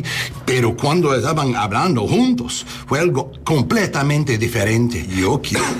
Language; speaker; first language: Spanish; non-native, learner; English